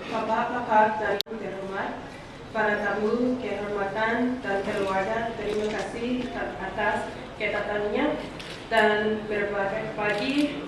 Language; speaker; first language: Indonesian; non-native, learner; English